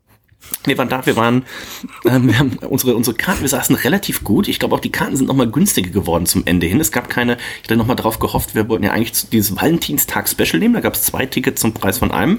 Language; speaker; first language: German; native; German